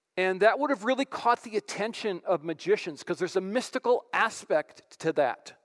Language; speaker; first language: English; native; English